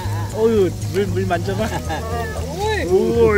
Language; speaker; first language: Korean; native; Korean